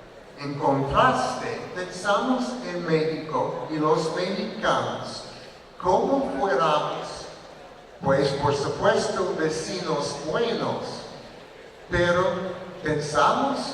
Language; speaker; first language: Spanish; non-native, learner; English